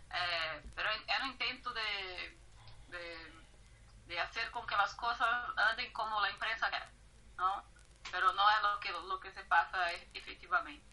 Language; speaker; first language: Spanish; non-native, fluent; Portuguese